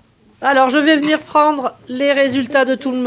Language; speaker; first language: French; native; French